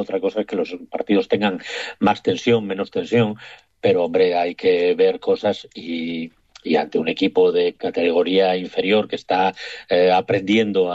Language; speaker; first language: Spanish; native; Spanish